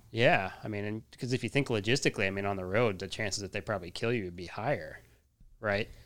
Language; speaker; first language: English; native; English